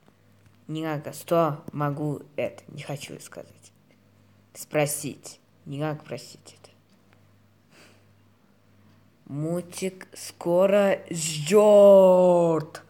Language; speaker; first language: Russian; non-native, learner; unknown